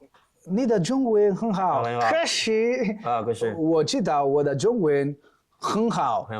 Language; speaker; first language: Chinese; non-native, learner; Portuguese